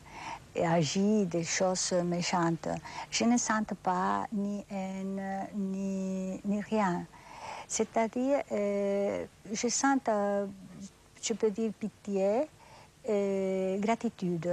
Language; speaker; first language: French; non-native, fluent; Spanish